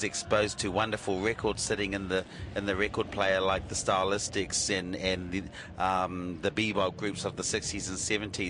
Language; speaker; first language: English; native; English